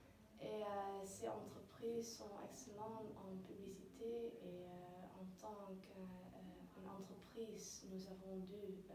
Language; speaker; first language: French; non-native, learner; Dutch